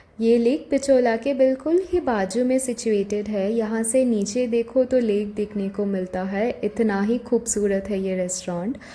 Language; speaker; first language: Hindi; non-native, local second language; Bangla